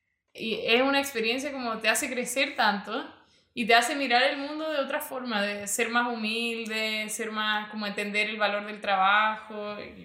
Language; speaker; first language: Spanish; native; Spanish